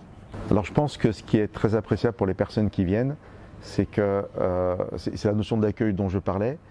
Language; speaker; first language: French; native; French